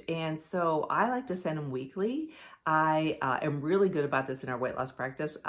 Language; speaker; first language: English; native; English